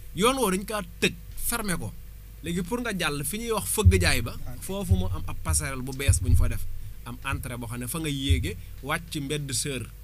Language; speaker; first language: Wolof; native; Wolof